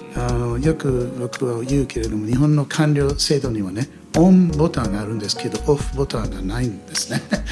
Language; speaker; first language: Japanese; non-native, fluent; English